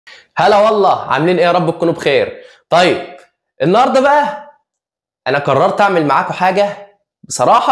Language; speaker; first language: Arabic; native; Arabic